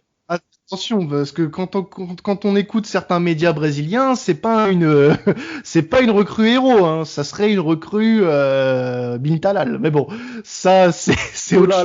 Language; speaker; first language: French; native; French